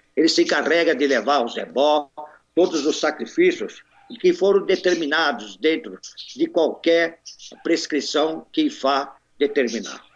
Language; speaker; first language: Portuguese; native; Portuguese